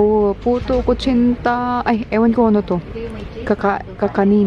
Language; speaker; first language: Filipino; non-native, learner; English